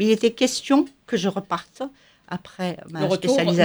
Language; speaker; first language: French; non-native, local second language; Arabic